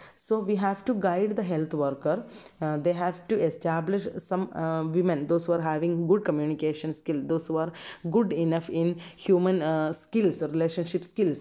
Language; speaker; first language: English; non-native, local second language; Malayalam